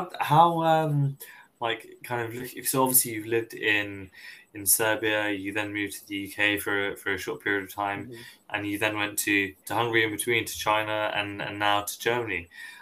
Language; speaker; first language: English; native; English